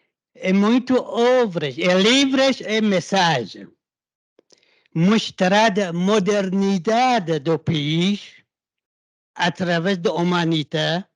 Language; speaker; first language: Portuguese; non-native, learner; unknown